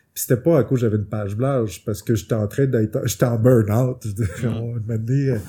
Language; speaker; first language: French; native; French